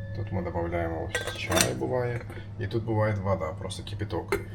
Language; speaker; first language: Ukrainian; non-native, learner; Turkish